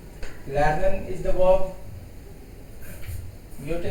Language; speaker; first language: German; non-native, fluent; Hindi